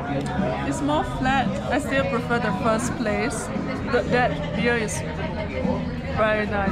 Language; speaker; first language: English; non-native, fluent; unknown